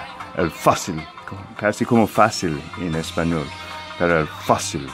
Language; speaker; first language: Spanish; non-native, fluent; English